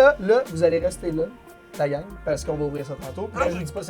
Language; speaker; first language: French; native; French